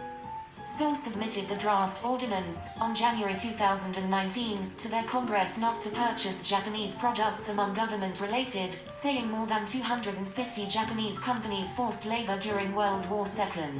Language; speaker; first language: English; non-native, fluent; Japanese